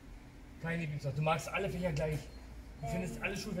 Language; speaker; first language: German; native; German